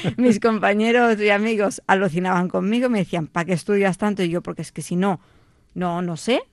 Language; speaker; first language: Spanish; non-native, local second language; Catalan